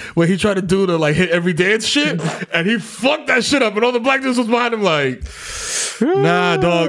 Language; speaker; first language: English; early bilingual, other home language; Spanish